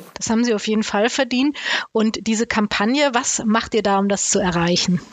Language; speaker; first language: German; native; German